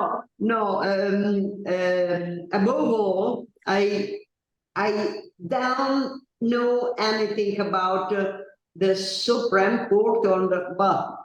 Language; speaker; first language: English; non-native, learner; Italian